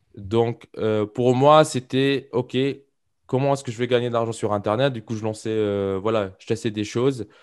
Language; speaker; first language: French; non-native, local second language; Arabic